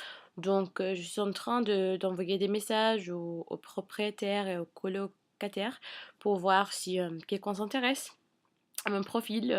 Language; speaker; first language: French; non-native, fluent; English